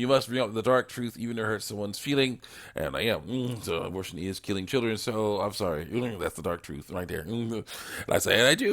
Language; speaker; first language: English; native; English